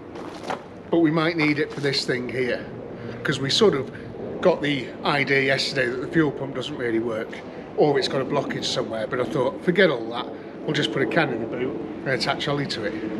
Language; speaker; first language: English; native; English